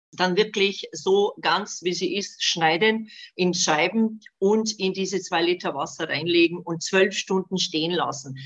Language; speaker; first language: German; non-native, fluent; Bosnian